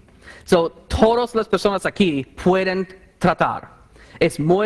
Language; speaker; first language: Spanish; non-native, learner; English